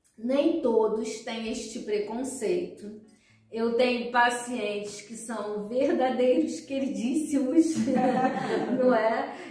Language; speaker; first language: Portuguese; native; Portuguese